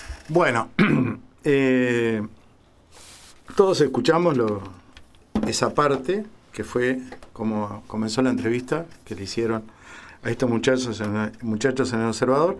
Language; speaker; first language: Spanish; native; Spanish